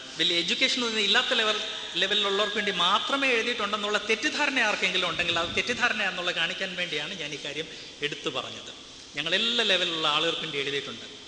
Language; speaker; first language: Malayalam; non-native, learner; Hindi